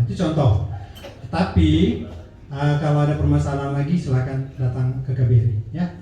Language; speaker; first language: Indonesian; native; Indonesian